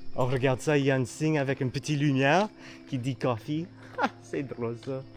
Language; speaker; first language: French; non-native, learner; English